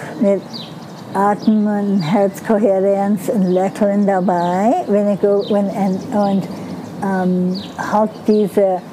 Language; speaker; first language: German; non-native, learner; English